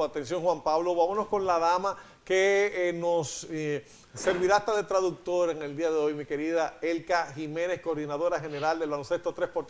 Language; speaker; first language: Spanish; native; Spanish